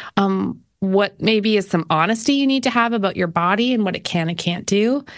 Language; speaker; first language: English; native; English